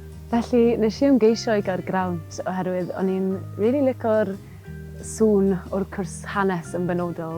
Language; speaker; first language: Welsh; native; Welsh